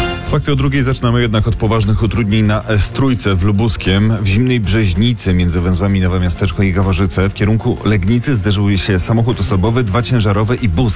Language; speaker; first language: Polish; native; Polish